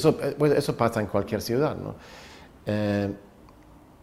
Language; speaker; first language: Spanish; non-native, fluent; Swedish